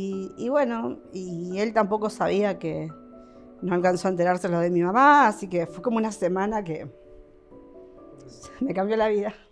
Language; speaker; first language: Spanish; native; Spanish